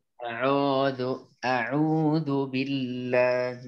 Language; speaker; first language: Arabic; non-native, fluent; Indonesian